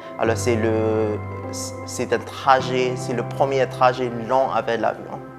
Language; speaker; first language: French; non-native, fluent; Burmese